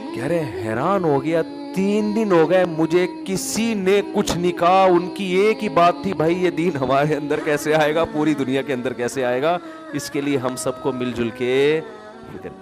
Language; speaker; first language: Urdu; native; Urdu